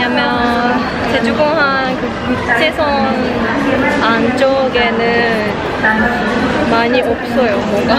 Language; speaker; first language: Korean; non-native, fluent; Japanese